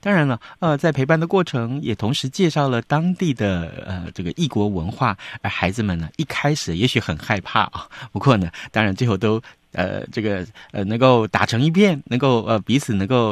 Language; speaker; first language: Chinese; native; Chinese